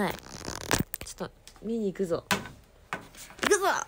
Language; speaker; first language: Japanese; native; Japanese